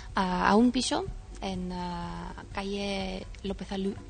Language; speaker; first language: Spanish; non-native, learner; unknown